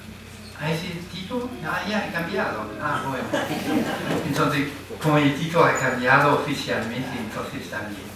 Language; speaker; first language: Spanish; non-native, fluent; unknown